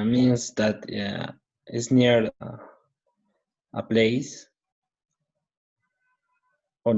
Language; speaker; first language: English; non-native, learner; Spanish